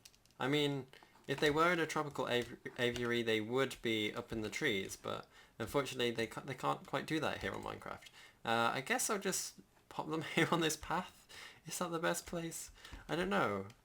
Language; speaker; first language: English; native; English